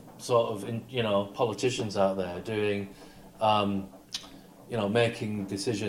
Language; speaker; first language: English; native; English